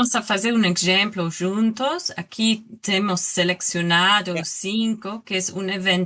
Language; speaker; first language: Portuguese; non-native, learner; English